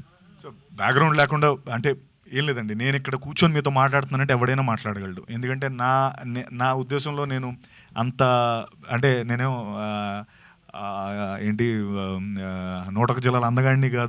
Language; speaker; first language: Telugu; native; Telugu